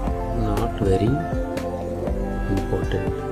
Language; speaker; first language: English; non-native, local second language; Telugu